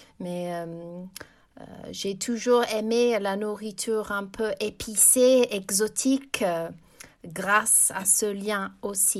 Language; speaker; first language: French; non-native, fluent; English